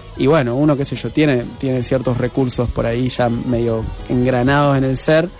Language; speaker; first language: Spanish; native; Spanish